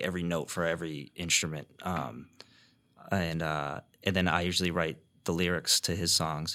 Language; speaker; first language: English; native; English